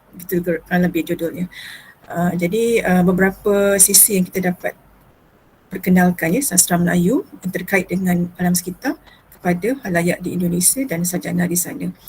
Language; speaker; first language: Malay; native; Malay